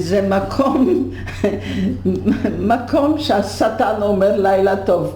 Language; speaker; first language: Hebrew; non-native, fluent; Polish